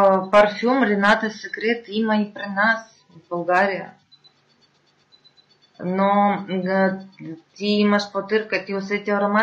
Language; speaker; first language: Bulgarian; non-native, fluent; Russian